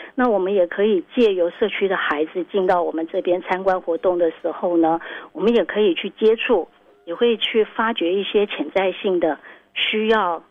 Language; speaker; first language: Chinese; native; Chinese